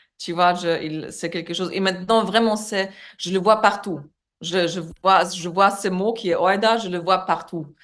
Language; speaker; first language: French; non-native, fluent; Polish